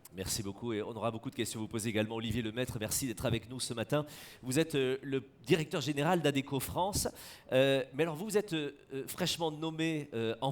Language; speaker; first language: French; native; French